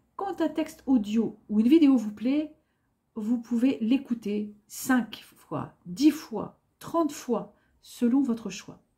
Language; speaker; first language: French; native; French